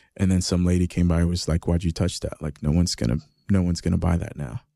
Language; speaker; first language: English; early bilingual, other home language; Greek